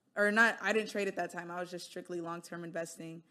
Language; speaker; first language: English; native; English